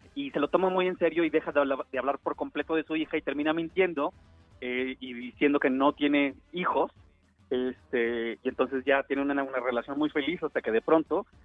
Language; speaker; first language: Spanish; native; Spanish